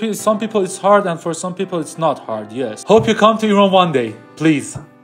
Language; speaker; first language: English; non-native, learner; Persian